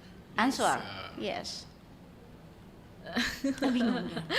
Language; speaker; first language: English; non-native, learner; Indonesian